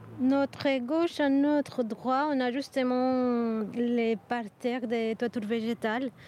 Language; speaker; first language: French; non-native, fluent; Spanish